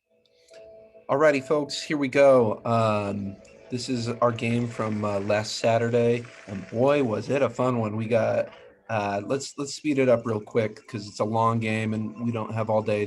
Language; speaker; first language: English; native; English